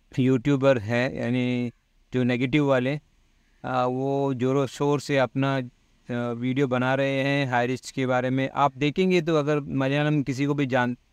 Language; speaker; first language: Hindi; non-native, local second language; Malayalam